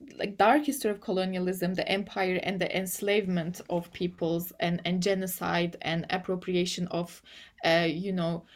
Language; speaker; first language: English; non-native, fluent; Turkish